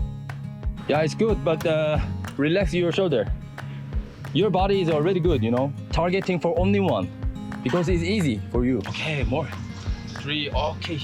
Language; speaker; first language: English; non-native, learner; Korean